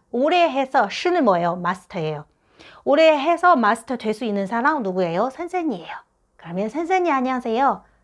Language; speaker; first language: Korean; non-native, fluent; Chinese